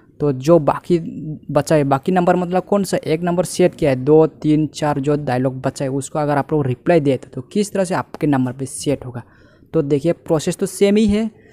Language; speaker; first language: Hindi; native; Hindi